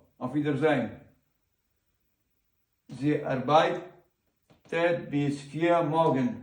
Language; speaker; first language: German; non-native, learner; Ukrainian